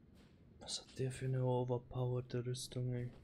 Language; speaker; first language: German; native; German